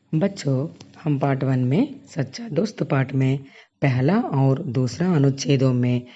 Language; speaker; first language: Hindi; non-native, local second language; Telugu